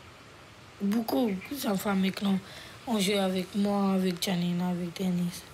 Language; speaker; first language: French; non-native, learner; Romanian